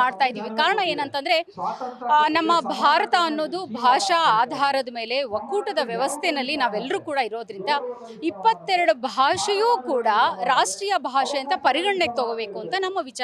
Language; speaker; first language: Kannada; native; Kannada